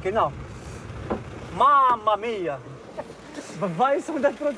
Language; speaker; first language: German; non-native, learner; Arabic